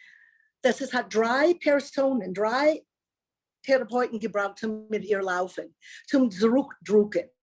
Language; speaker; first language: German; non-native, learner; English